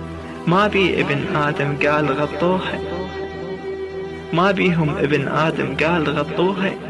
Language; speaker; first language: Arabic; native; Arabic